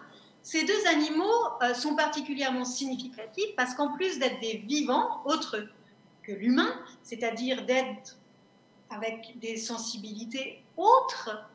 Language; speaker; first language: French; native; French